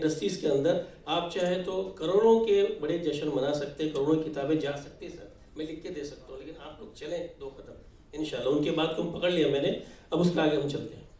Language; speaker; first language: Urdu; native; Urdu